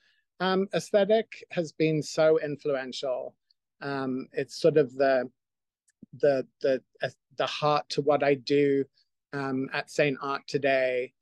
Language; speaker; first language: English; native; English